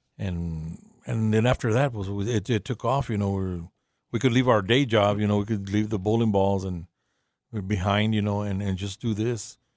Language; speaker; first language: English; early bilingual, other home language; Spanish